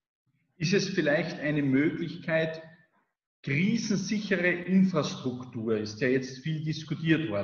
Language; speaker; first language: German; native; German